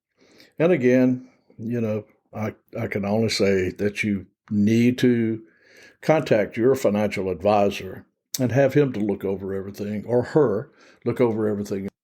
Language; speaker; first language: English; native; English